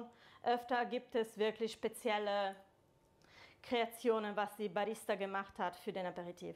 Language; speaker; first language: German; non-native, fluent; Italian